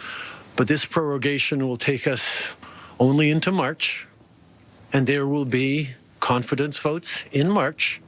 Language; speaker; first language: English; native; English